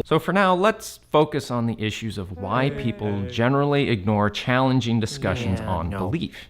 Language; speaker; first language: English; native; English